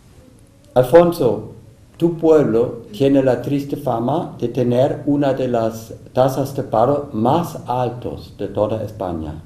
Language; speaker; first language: Spanish; non-native, fluent; German